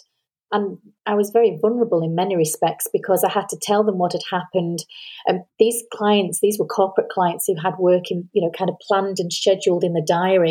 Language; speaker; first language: English; native; English